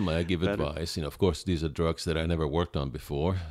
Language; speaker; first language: English; non-native, fluent; Italian